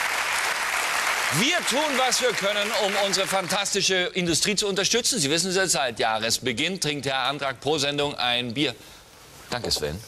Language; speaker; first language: German; native; German